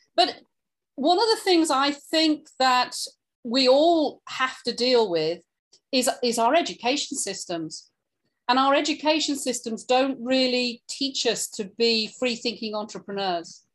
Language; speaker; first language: English; native; English